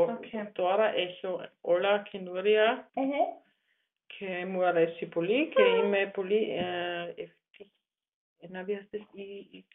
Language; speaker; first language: Greek; non-native, learner; German